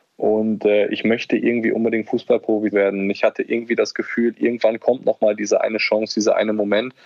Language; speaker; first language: German; native; German